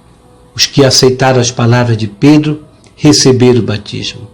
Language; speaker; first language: Portuguese; native; Portuguese